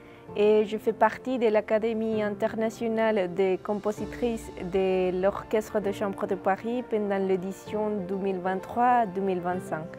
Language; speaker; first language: French; non-native, fluent; Spanish